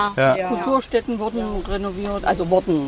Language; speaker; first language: German; native; German